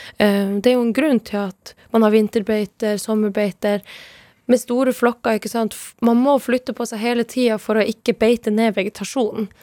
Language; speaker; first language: Norwegian; non-native, local second language; Northern Sami